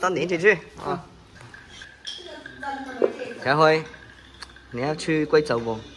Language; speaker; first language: Chinese; native; Chinese